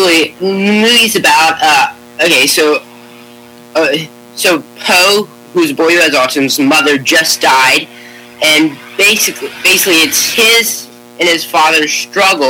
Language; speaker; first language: English; native; English